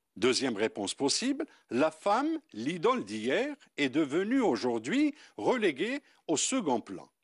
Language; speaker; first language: French; non-native, local second language; Arabic